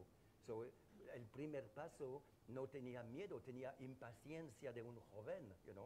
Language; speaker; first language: Spanish; non-native, fluent; French